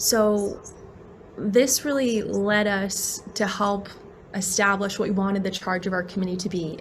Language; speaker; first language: English; native; English